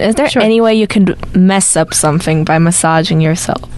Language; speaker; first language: English; non-native, fluent; Italian